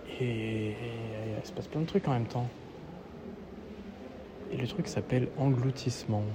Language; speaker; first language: French; native; French